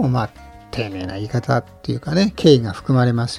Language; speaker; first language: Japanese; native; Japanese